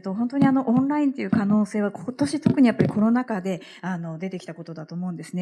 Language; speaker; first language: Japanese; native; Japanese